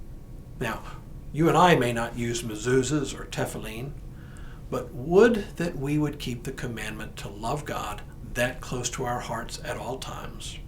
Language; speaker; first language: English; native; English